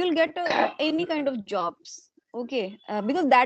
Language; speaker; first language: English; non-native, local second language; Hindi